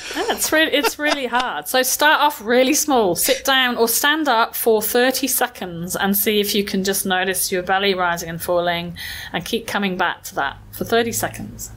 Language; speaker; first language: English; native; English